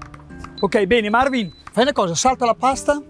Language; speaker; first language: Italian; native; Italian